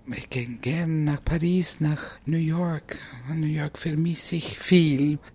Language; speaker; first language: German; non-native, fluent; Italian